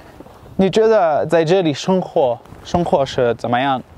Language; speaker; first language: Chinese; non-native, learner; English